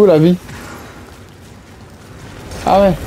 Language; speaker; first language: French; native; French